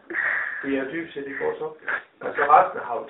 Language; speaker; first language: Danish; native; Danish